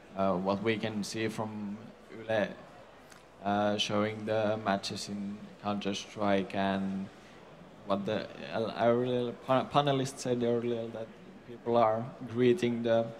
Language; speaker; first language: English; non-native, fluent; Finnish